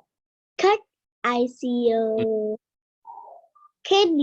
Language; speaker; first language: English; non-native, learner; Vietnamese